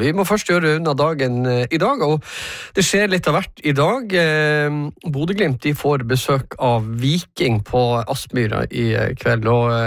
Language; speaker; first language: Norwegian; native; Norwegian